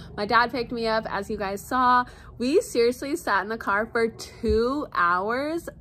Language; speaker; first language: English; native; English